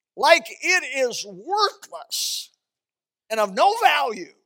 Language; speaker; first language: English; early bilingual, other home language; Swedish